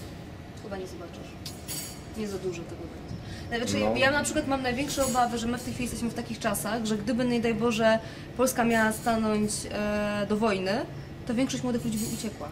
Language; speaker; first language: Polish; native; Polish